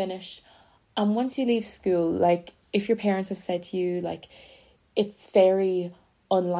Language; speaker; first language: English; native; English